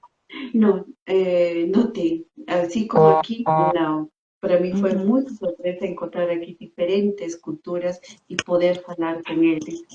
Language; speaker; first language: Portuguese; non-native, fluent; Spanish